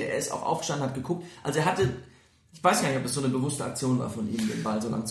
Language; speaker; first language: German; native; German